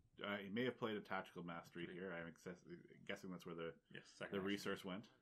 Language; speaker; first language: English; native; English